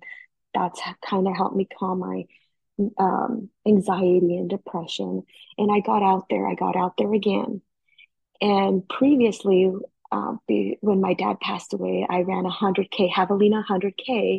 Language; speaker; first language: English; native; English